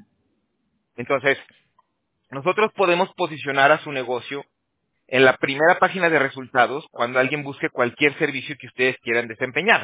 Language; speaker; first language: Spanish; native; Spanish